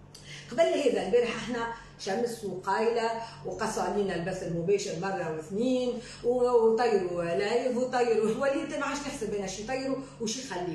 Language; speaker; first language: Arabic; native; Arabic